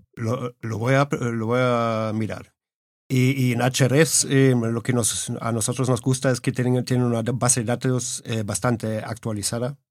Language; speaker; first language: Spanish; early bilingual, heritage; Spanish